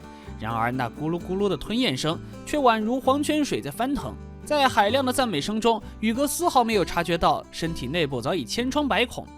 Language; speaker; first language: Chinese; native; Chinese